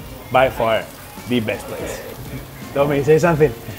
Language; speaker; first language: English; non-native, fluent; Spanish